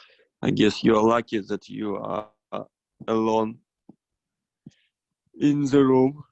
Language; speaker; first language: English; non-native, fluent; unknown